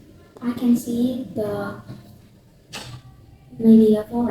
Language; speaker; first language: English; non-native, learner; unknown